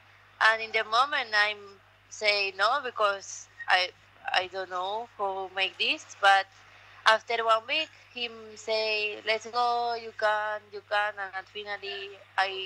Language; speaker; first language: English; non-native, learner; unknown